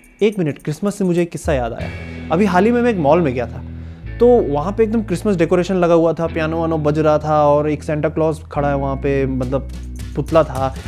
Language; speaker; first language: Hindi; non-native, local second language; Ladakhi